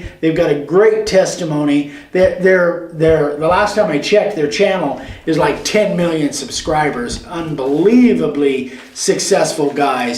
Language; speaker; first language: English; native; English